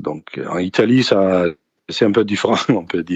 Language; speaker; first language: French; non-native, fluent; Danish